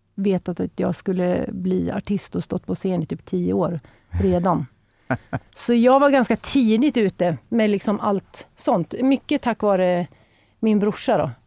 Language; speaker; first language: Norwegian; non-native, fluent; Swedish